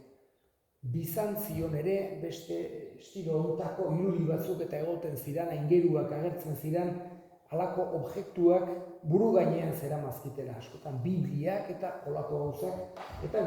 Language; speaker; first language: Basque; native; Basque